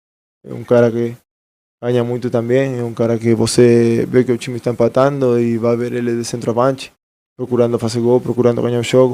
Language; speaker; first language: Portuguese; non-native, fluent; Spanish